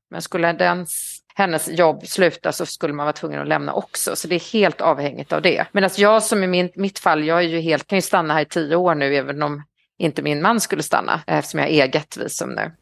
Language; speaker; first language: Swedish; native; Swedish